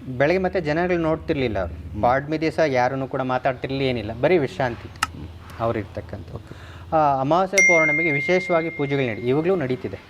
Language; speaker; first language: Kannada; native; Kannada